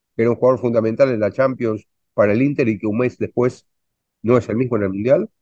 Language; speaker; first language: Spanish; native; Spanish